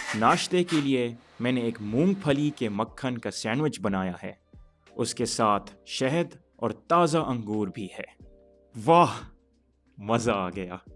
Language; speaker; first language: Urdu; early bilingual, heritage; Urdu